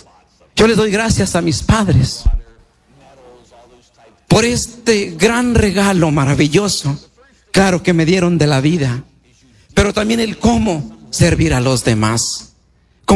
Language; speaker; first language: Spanish; native; Spanish